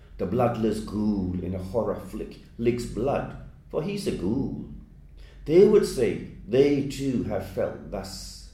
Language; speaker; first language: English; non-native, fluent; Burmese